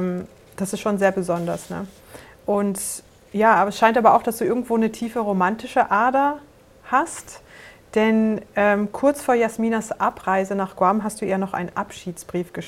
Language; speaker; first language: German; native; German